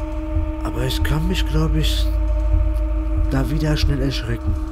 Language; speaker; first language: German; native; German